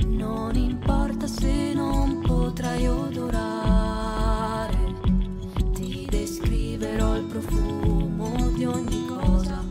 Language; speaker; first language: Italian; non-native, local second language; Venetian